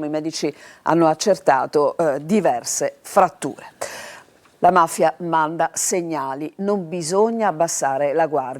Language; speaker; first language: Italian; native; Italian